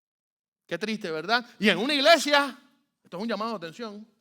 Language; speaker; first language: Spanish; native; Spanish